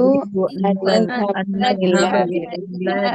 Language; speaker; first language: Arabic; non-native, learner; Indonesian